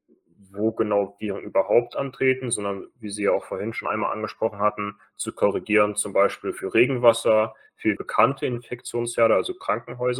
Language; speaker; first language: German; native; German